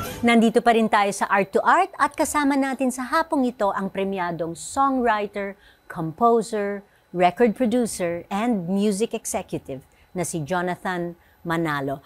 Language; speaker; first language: Filipino; native; Filipino